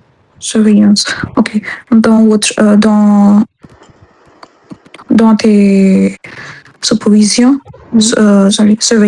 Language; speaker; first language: French; non-native, learner; Hindi